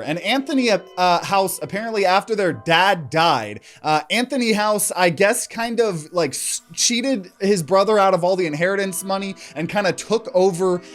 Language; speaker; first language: English; native; English